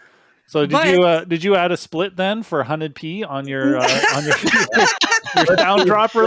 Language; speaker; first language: English; native; English